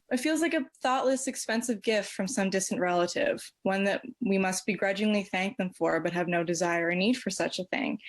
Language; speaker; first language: English; native; English